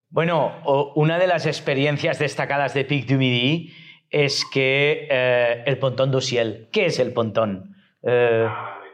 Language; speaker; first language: Spanish; native; Spanish